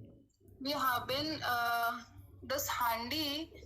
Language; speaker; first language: German; non-native, learner; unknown